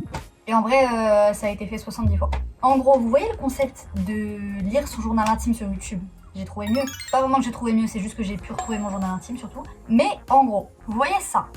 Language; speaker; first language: French; native; French